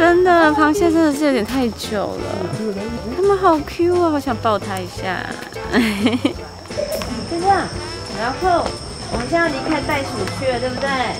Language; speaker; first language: Chinese; native; Chinese